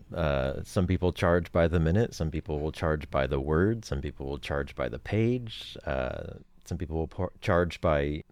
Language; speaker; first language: English; native; English